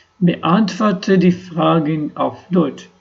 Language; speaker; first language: German; non-native, fluent; Ukrainian